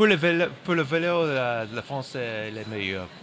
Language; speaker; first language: French; non-native, learner; English